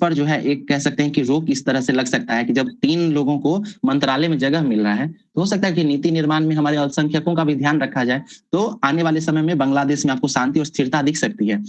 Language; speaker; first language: Hindi; native; Hindi